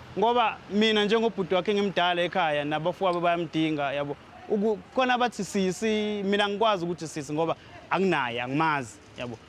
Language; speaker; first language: Zulu; native; Zulu